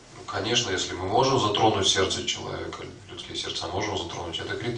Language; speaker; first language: Russian; native; Russian